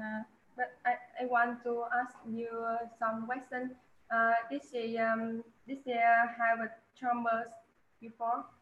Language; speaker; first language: English; non-native, learner; Vietnamese